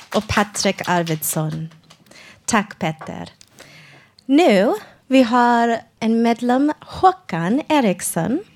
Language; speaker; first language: Swedish; non-native, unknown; English